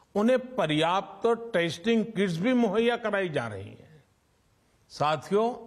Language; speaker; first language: Hindi; non-native, local second language; Gujarati